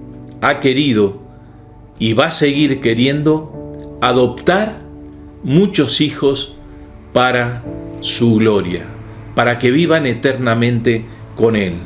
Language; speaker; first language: Spanish; native; Spanish